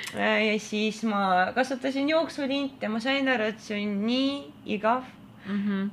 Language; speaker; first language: Estonian; non-native, local second language; Russian